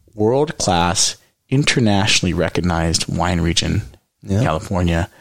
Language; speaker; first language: English; native; English